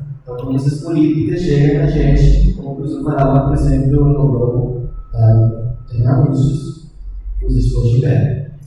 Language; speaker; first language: Portuguese; non-native, learner; Spanish